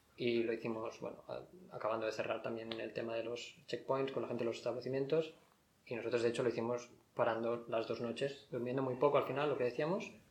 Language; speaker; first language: Spanish; native; Spanish